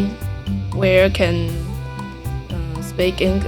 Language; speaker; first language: English; non-native, learner; Chinese